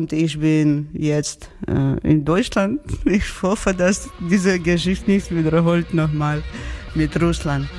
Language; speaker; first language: German; non-native, learner; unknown